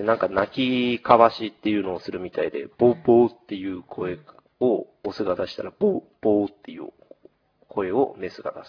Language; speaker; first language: Japanese; native; Japanese